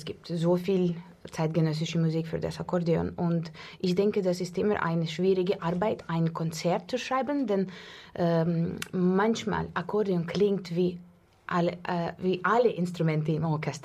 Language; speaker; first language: German; non-native, learner; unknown